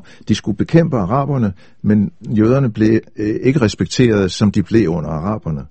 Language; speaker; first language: Danish; native; Danish